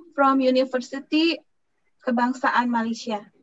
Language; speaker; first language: English; non-native, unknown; Sundanese